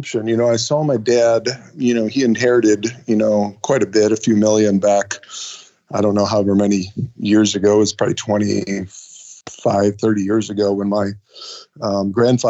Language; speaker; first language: English; native; English